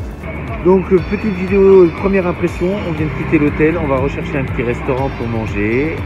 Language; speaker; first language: French; native; French